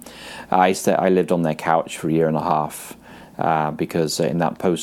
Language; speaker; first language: English; native; English